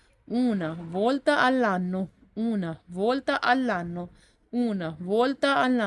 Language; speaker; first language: Italian; non-native, learner; Urdu